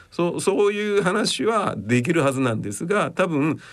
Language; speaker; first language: Japanese; native; Japanese